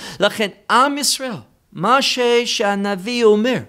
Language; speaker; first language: Hebrew; non-native, fluent; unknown